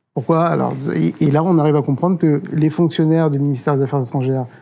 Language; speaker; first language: French; native; French